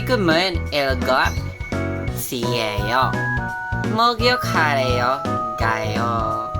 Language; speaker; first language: Korean; non-native, learner; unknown